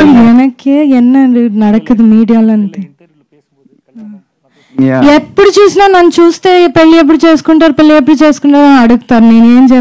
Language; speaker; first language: Telugu; non-native, fluent; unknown